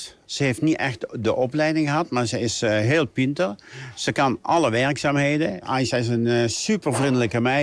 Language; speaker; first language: Dutch; native; Dutch